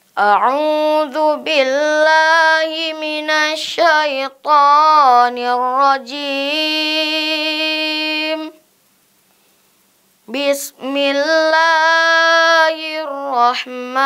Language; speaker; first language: Arabic; non-native, learner; Indonesian